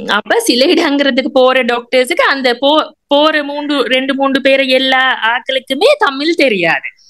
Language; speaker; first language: Tamil; non-native, local second language; Sinhala